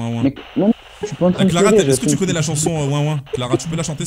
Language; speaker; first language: French; native; French